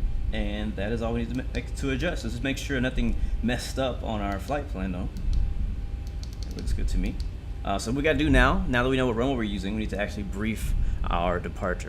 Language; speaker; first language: English; native; English